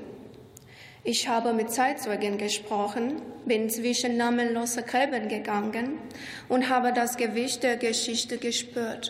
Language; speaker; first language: German; non-native, fluent; Romanian